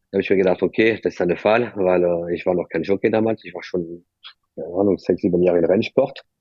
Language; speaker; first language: German; non-native, fluent; French